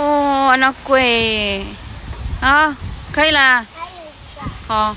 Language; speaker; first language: Chinese; non-native, learner; Indonesian